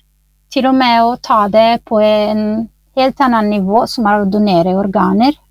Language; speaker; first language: Norwegian; non-native, fluent; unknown